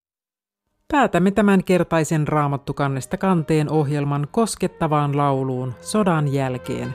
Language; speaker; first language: Finnish; native; Finnish